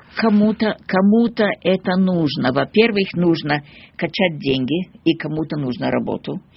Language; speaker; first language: Russian; early bilingual, heritage; Russian